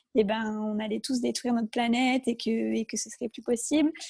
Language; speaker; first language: French; native; French